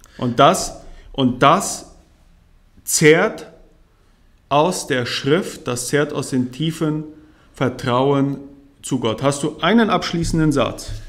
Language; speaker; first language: German; early bilingual, heritage; German